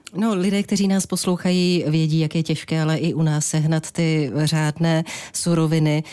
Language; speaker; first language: Czech; native; Czech